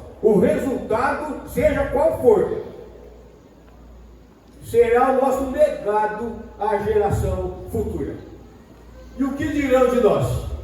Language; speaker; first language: Portuguese; native; Portuguese